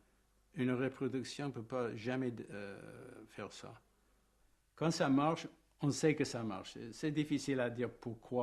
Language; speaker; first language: French; non-native, fluent; English